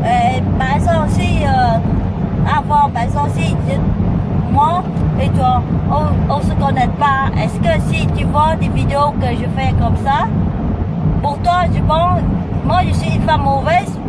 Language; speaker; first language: French; non-native, learner; Vietnamese